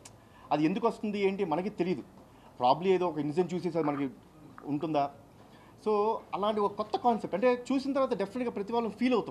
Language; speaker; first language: Telugu; native; Telugu